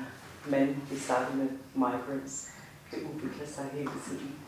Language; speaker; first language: Danish; non-native, fluent; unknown